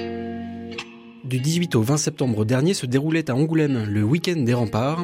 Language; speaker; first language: French; native; French